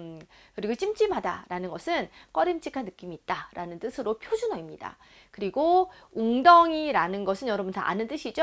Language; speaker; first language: Korean; native; Korean